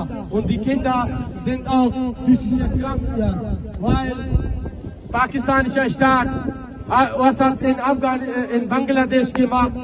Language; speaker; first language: German; non-native, learner; Baluchi